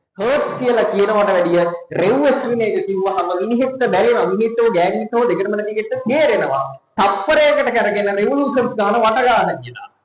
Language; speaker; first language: Sinhala; native; Sinhala